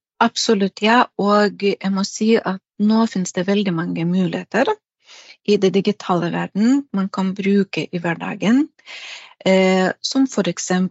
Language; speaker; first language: Norwegian; non-native, fluent; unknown